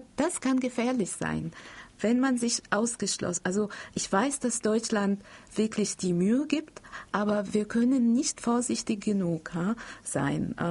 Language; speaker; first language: German; non-native, fluent; Arabic